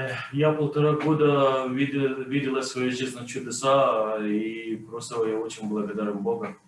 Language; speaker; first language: Russian; non-native, learner; Persian